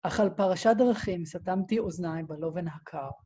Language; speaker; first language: Hebrew; native; Hebrew